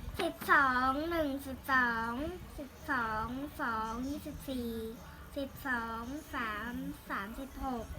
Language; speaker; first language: Thai; native; Thai